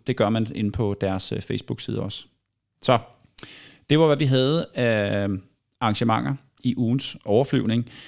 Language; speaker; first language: Danish; native; Danish